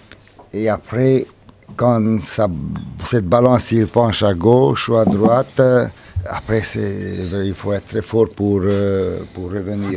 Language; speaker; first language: French; non-native, fluent; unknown